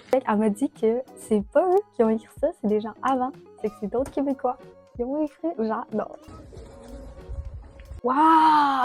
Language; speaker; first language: French; native; French